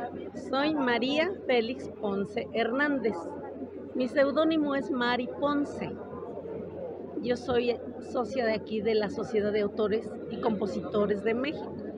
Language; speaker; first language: Spanish; native; Spanish